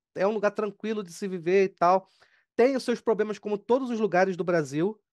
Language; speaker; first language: Portuguese; native; Portuguese